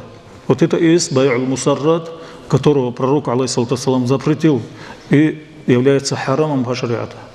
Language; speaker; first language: Russian; non-native, local second language; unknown